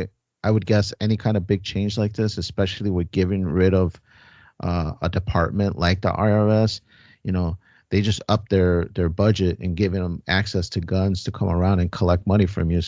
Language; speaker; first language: English; native; English